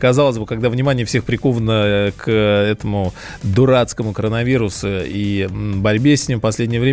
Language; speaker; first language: Russian; native; Russian